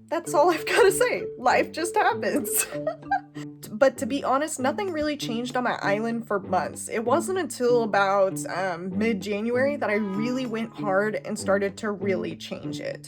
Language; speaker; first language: English; native; English